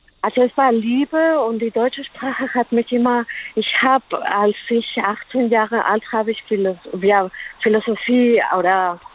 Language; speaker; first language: German; non-native, learner; Spanish